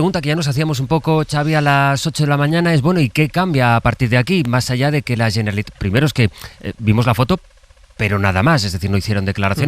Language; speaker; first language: Spanish; native; Spanish